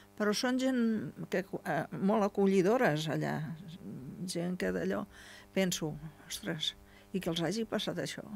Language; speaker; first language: Catalan; native; Catalan